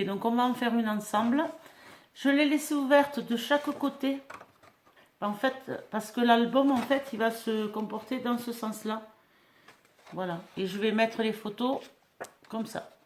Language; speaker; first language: French; native; French